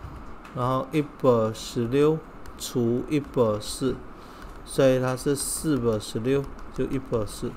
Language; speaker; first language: Chinese; non-native, local second language; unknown